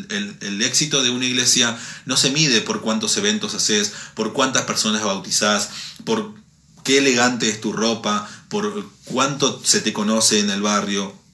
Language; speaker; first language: Spanish; native; Spanish